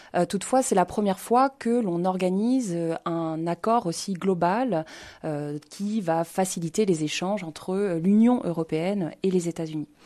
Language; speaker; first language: French; native; French